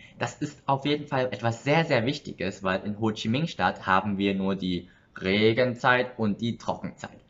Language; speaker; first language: German; early bilingual, other home language; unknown